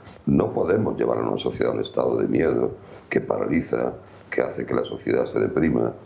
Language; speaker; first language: Spanish; native; Spanish